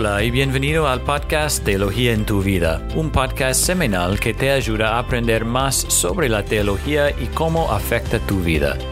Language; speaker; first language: Spanish; non-native, fluent; English